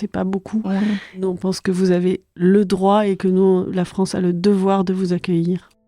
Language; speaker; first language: French; native; French